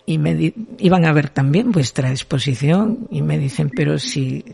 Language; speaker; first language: Spanish; non-native, local second language; Galician